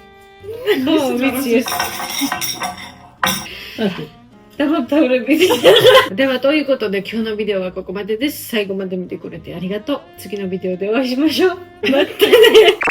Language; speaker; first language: Japanese; non-native, fluent; Georgian